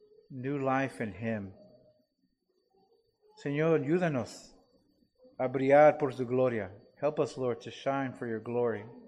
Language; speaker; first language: English; native; English